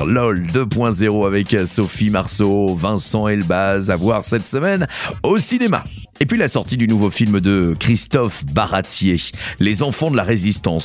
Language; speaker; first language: French; native; French